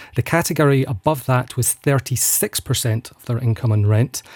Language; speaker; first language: English; native; English